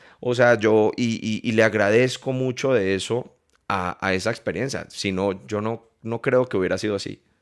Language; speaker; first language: Spanish; early bilingual, heritage; English